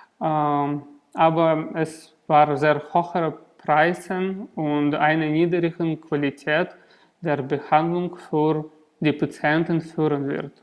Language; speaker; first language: German; non-native, learner; Russian